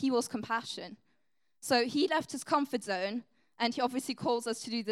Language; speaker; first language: English; non-native, fluent; German